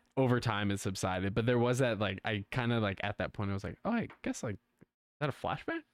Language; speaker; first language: English; native; English